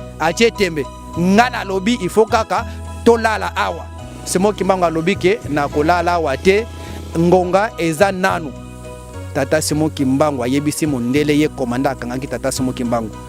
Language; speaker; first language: Lingala; non-native, local second language; Kongo